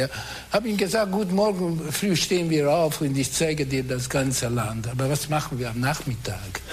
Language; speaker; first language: German; non-native, fluent; Hungarian